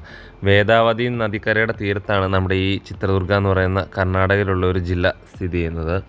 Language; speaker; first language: Malayalam; native; Malayalam